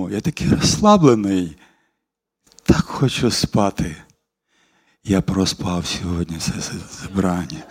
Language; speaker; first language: Ukrainian; non-native, local second language; Russian